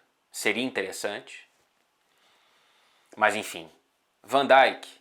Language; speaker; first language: Portuguese; native; Portuguese